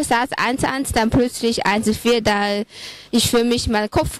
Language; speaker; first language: German; non-native, fluent; Chinese